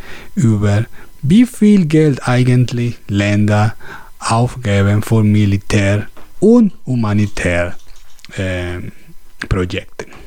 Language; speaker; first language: German; non-native, learner; Spanish